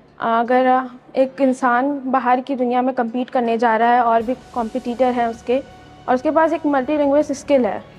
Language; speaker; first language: Hindi; native; Hindi